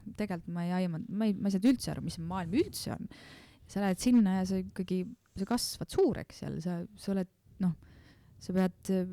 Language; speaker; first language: Estonian; native; Estonian